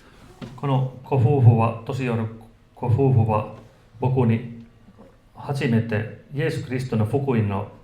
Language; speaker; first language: Japanese; non-native, fluent; Finnish